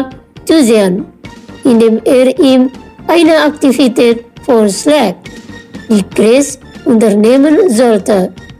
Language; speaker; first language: German; non-native, fluent; Indonesian